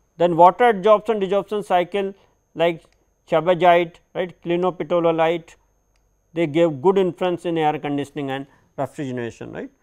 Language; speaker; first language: English; non-native, local second language; Hindi